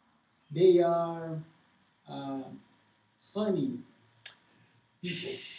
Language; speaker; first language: English; non-native, learner; Portuguese